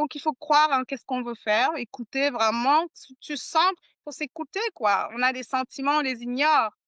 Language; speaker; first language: French; native; French